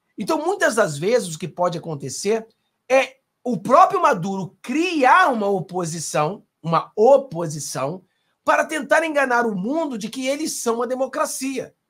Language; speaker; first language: Portuguese; non-native, fluent; Spanish